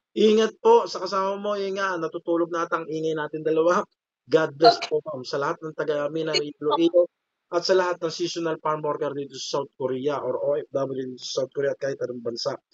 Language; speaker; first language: Filipino; native; Filipino